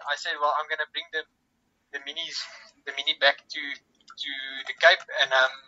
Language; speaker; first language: English; non-native, local second language; Afrikaans